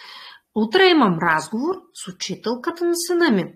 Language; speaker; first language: Bulgarian; non-native, fluent; Russian